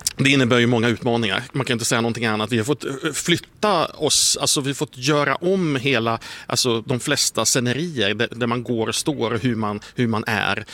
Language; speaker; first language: Swedish; native; Swedish